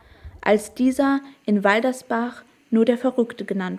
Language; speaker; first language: German; native; German